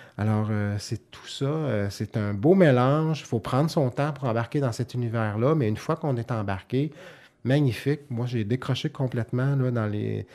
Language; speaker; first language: French; native; French